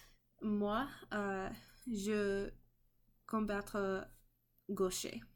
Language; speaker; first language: French; non-native, learner; English